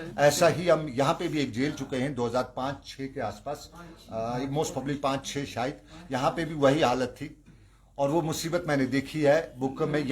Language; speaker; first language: Urdu; non-native, local second language; Kashmiri